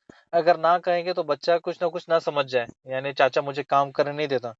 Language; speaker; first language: Urdu; native; Urdu